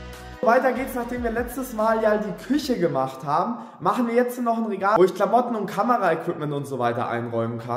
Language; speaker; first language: German; native; German